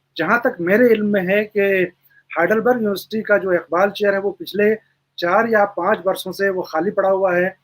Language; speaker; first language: Hindi; native; Hindi